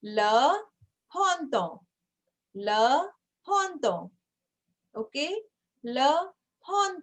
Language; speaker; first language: French; non-native, fluent; Hindi